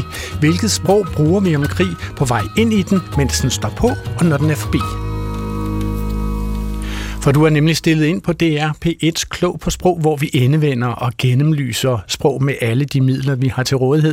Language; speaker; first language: Danish; native; Danish